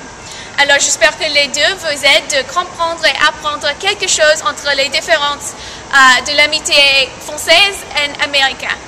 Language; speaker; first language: French; non-native, learner; English